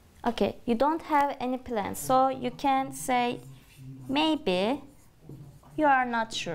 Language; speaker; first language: English; non-native, fluent; Turkish